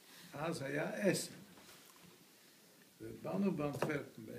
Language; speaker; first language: Hebrew; non-native, fluent; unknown